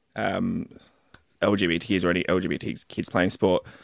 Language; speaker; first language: English; native; English